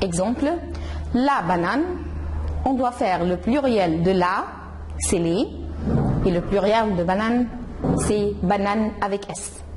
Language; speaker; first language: French; non-native, fluent; Arabic